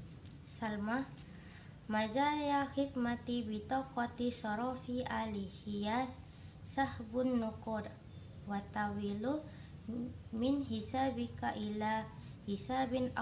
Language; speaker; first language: Arabic; non-native, learner; Indonesian